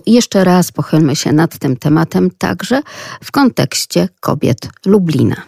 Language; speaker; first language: Polish; native; Polish